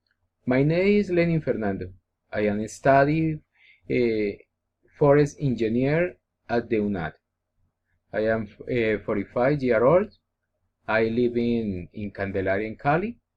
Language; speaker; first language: English; non-native, learner; Spanish